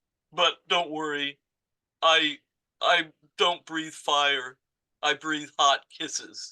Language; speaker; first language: English; native; English